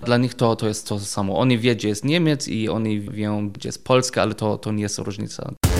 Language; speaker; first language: Polish; non-native, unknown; German